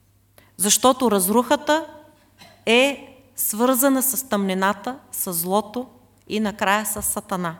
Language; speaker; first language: Bulgarian; native; Bulgarian